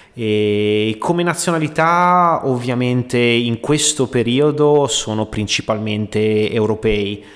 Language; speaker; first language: Italian; native; Italian